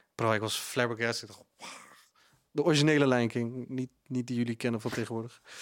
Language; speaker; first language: Dutch; early bilingual, other home language; Punjabi